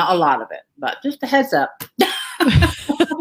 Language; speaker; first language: English; native; English